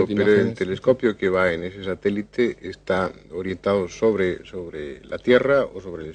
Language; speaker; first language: Spanish; native; Spanish